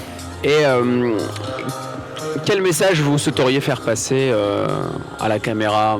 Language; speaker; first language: French; native; French